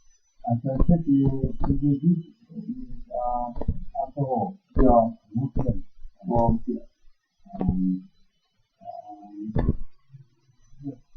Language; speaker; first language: English; non-native, learner; Vietnamese